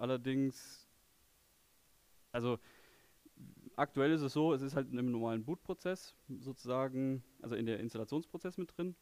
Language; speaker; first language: German; native; German